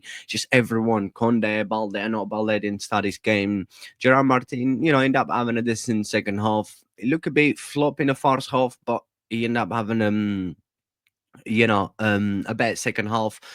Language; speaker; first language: English; non-native, fluent; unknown